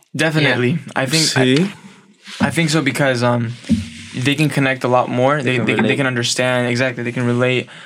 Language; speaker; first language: English; native; English